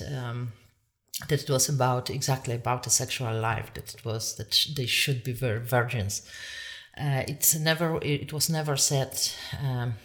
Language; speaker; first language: English; non-native, fluent; Polish